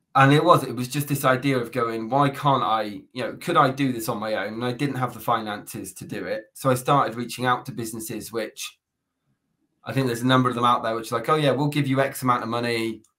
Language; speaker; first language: English; native; English